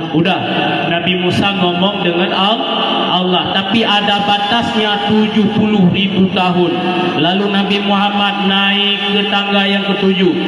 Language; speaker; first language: Malay; non-native, local second language; Achinese